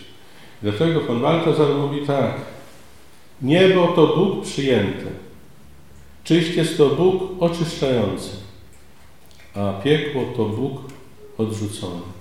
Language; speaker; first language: Polish; native; Polish